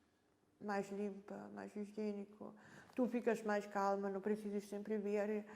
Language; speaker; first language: Portuguese; non-native, learner; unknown